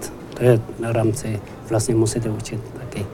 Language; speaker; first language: Czech; non-native, learner; Tibetan